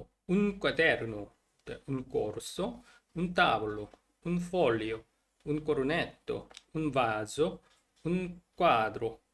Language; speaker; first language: Italian; non-native, learner; Korean